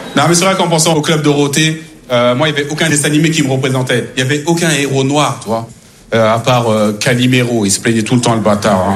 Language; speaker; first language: French; early bilingual, other home language; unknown